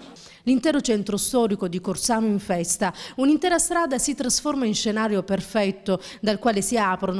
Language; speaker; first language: Italian; native; Italian